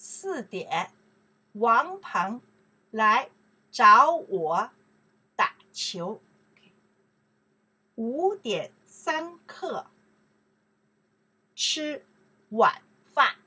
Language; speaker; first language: Chinese; non-native, learner; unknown